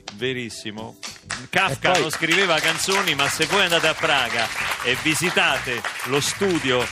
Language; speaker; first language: Italian; native; Italian